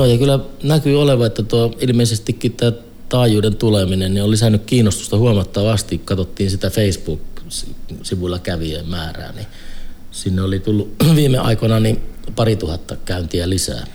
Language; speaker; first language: Finnish; native; Finnish